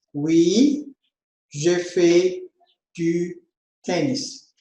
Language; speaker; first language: French; non-native, fluent; Amharic